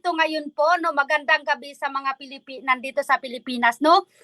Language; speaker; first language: Filipino; non-native, local second language; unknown